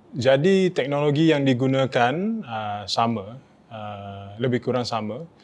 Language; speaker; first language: Malay; native; Malay